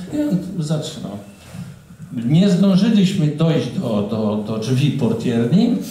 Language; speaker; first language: Polish; native; Polish